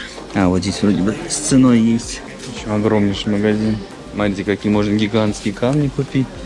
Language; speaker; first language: Russian; native; Russian